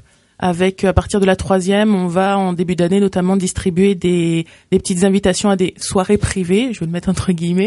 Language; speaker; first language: French; native; French